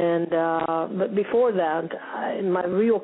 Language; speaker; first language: English; non-native, fluent; Italian